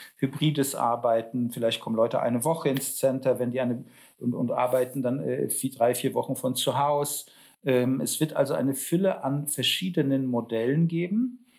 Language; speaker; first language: German; early bilingual, other home language; Polish